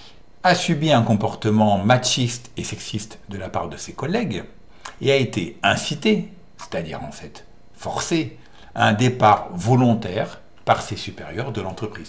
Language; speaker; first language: French; native; French